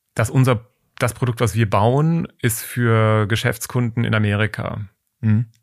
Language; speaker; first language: German; native; German